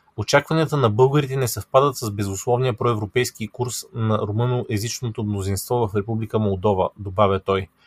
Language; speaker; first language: Bulgarian; native; Bulgarian